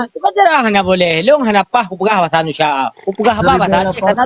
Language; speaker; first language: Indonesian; non-native, local second language; Achinese